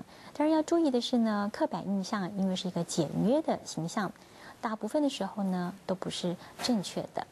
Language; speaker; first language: Chinese; native; Chinese